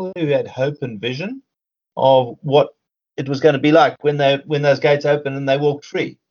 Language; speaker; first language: English; native; English